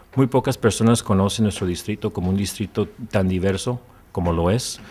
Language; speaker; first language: Spanish; early bilingual, heritage; Spanish